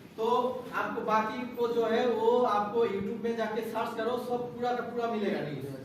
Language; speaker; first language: Hindi; non-native, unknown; Bangla